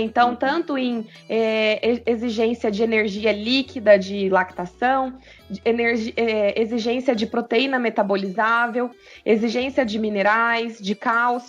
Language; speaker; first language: Portuguese; native; Portuguese